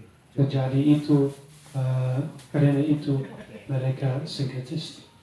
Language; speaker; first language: Indonesian; non-native, learner; Dutch